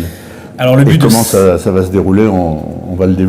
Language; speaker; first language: French; native; French